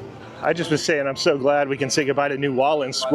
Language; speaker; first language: English; native; English